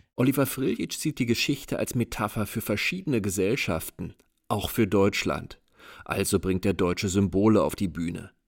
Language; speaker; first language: German; native; German